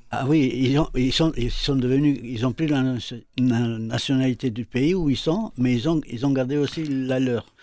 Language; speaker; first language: French; non-native, fluent; Greek